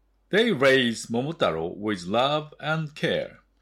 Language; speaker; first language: English; non-native, fluent; Japanese